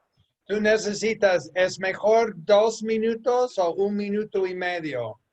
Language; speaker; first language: Spanish; non-native, fluent; English